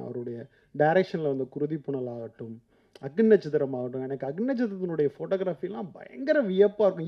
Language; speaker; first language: Tamil; native; Tamil